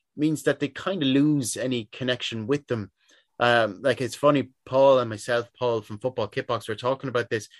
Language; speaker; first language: English; native; English